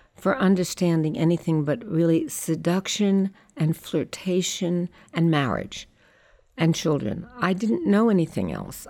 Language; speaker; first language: English; native; English